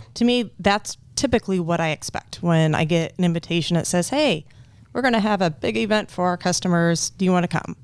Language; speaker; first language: English; native; English